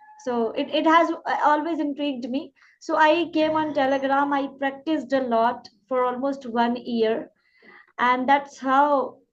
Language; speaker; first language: English; non-native, local second language; Hindi